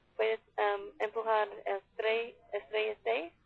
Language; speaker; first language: Spanish; non-native, fluent; English